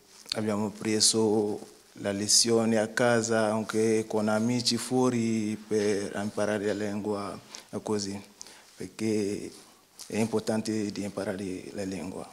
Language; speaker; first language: Italian; non-native, learner; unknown